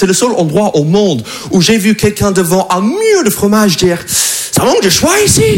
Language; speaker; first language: French; non-native, fluent; English